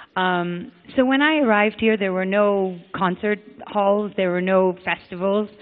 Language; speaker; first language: English; native; English